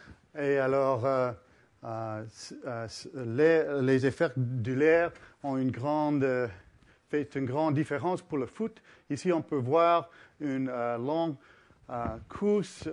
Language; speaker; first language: French; early bilingual, heritage; English